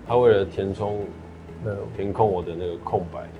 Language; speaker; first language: Chinese; native; Chinese